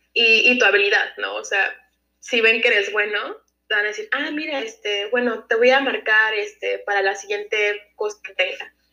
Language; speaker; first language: Spanish; early bilingual, heritage; Spanish